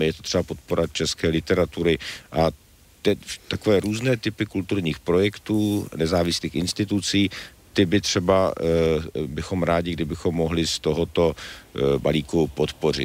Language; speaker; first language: Czech; native; Czech